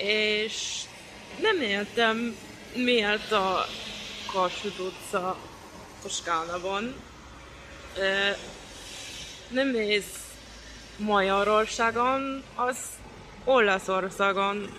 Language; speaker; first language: Hungarian; non-native, learner; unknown